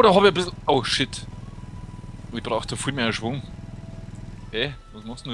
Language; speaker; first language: German; native; German